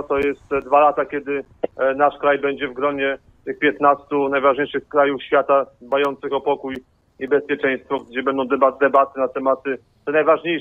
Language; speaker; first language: Polish; native; Polish